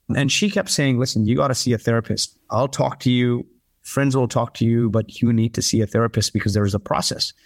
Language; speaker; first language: English; early bilingual, other home language; Arabic